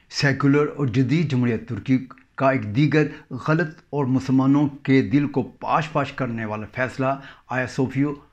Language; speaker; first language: Urdu; native; Urdu